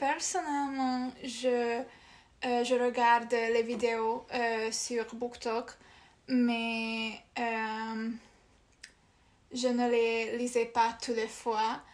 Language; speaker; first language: French; non-native, learner; Hungarian